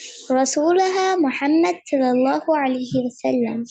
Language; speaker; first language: Arabic; non-native, learner; Urdu